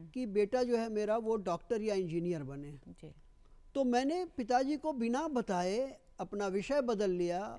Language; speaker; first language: Hindi; native; Hindi